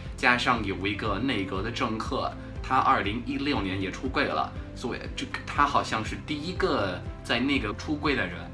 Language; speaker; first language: Chinese; non-native, fluent; English